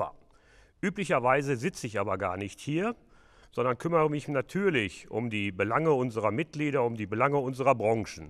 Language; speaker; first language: German; native; German